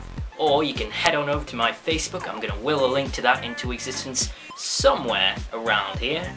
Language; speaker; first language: English; native; English